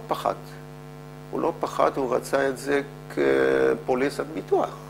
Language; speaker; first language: Hebrew; non-native, fluent; Dutch